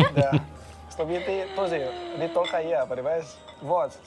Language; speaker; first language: Russian; non-native, learner; Indonesian